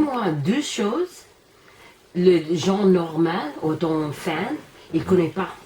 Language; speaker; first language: French; non-native, learner; English